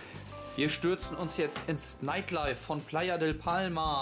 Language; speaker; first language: German; native; German